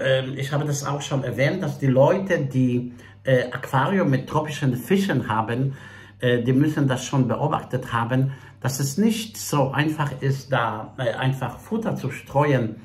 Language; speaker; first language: German; non-native, fluent; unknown